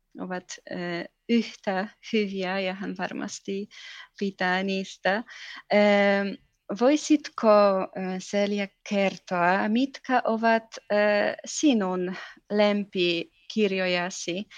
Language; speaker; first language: Finnish; non-native, fluent; Polish